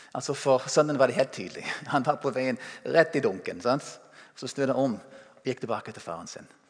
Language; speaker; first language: Norwegian; non-native, fluent; English